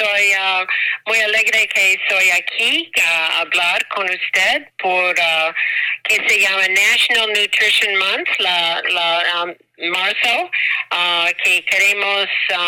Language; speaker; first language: Spanish; non-native, learner; English